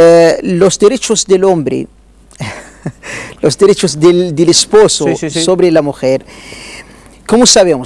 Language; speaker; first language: Spanish; non-native, learner; Arabic